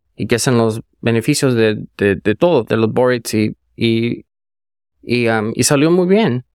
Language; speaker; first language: Spanish; early bilingual, heritage; Spanish